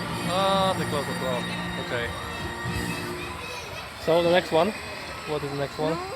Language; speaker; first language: English; non-native, fluent; Polish